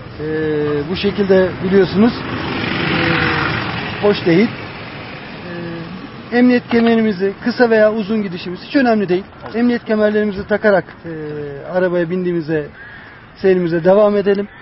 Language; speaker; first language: Turkish; native; Turkish